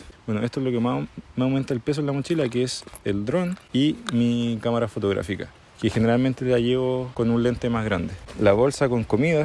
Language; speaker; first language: Spanish; native; Spanish